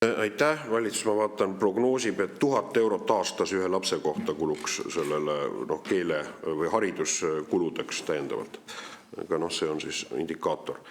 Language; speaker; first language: Estonian; native; Estonian